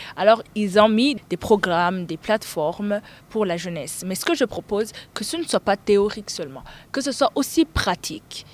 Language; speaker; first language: French; non-native, local second language; Rundi